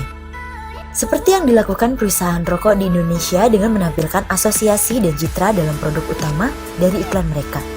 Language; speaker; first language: Indonesian; native; Indonesian